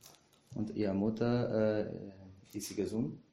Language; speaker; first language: German; non-native, learner; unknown